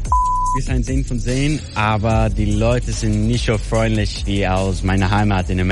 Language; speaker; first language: German; non-native, fluent; English